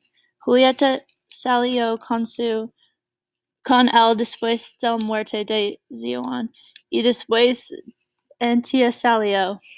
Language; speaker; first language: Spanish; non-native, learner; English